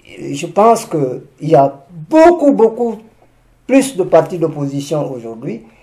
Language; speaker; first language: French; non-native, local second language; Susu